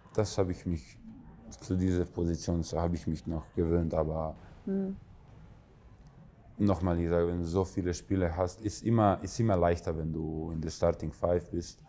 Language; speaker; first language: German; non-native, fluent; Croatian